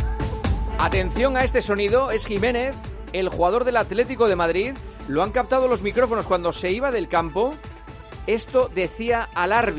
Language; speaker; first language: Spanish; native; Spanish